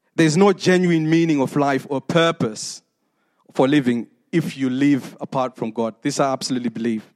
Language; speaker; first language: English; non-native, local second language; Shona